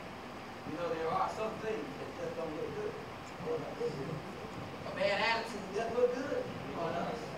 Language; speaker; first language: English; native; English